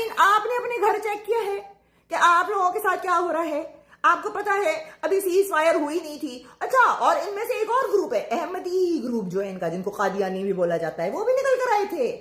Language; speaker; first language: Urdu; native; Urdu